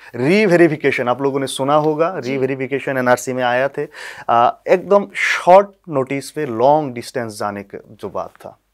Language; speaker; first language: Hindi; non-native, local second language; Bangla